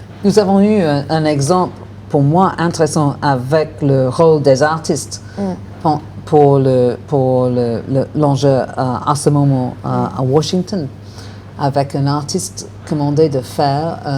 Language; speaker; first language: French; non-native, fluent; English